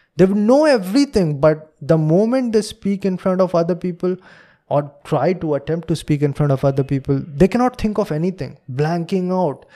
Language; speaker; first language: English; non-native, local second language; Hindi